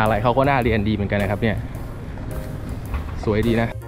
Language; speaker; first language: Chinese; non-native, fluent; Thai